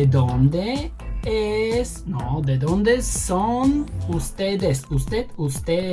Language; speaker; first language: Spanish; non-native, fluent; Bulgarian